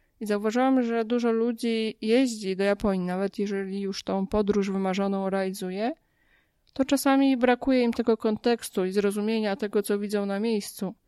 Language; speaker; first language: Polish; native; Polish